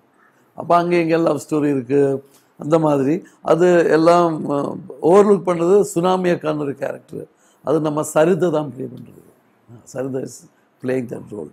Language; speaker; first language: Tamil; non-native, learner; Malayalam